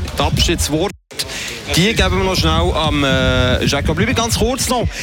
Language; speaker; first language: German; native; German